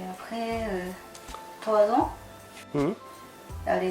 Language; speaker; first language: French; non-native, learner; Japanese